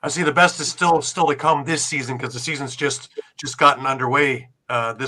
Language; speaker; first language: English; native; English